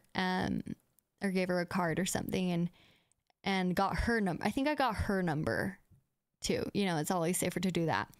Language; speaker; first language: English; native; English